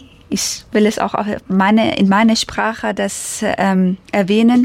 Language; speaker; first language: German; non-native, fluent; Persian